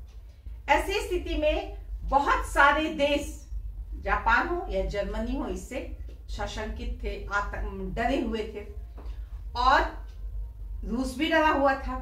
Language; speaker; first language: Hindi; native; Hindi